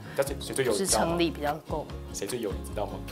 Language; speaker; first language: Chinese; native; Chinese